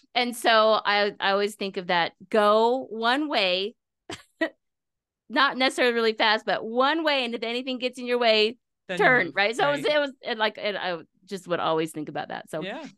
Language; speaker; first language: English; native; English